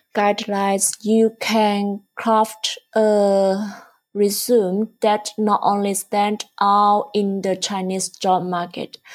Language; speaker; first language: English; non-native, fluent; Chinese